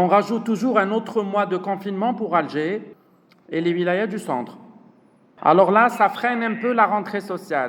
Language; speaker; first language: French; non-native, local second language; Arabic